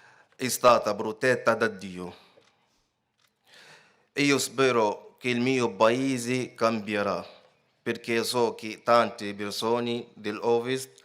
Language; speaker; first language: Italian; non-native, fluent; Arabic